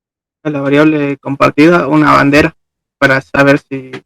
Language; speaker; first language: Spanish; native; Spanish